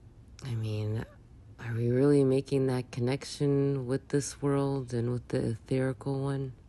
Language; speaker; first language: English; native; English